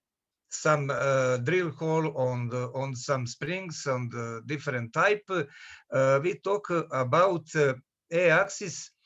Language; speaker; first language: English; non-native, learner; Serbian